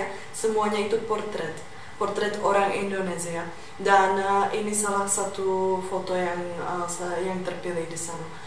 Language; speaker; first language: Indonesian; non-native, fluent; Czech